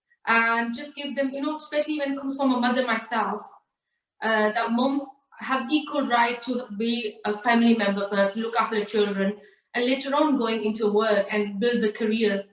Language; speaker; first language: English; early bilingual, other home language; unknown